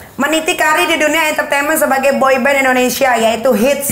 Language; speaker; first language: Indonesian; native; Indonesian